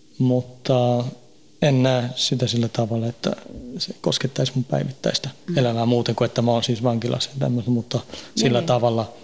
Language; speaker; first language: Finnish; early bilingual, heritage; Finnish